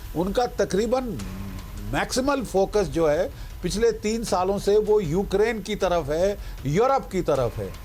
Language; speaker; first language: Hindi; native; Hindi